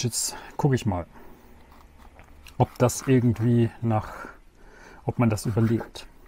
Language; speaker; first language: German; native; German